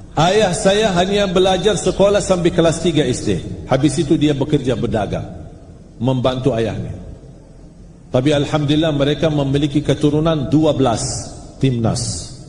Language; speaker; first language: Malay; non-native, fluent; Arabic